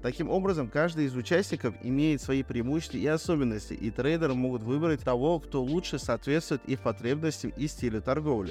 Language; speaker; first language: Russian; native; Russian